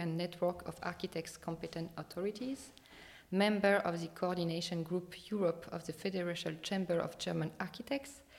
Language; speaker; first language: English; non-native, fluent; French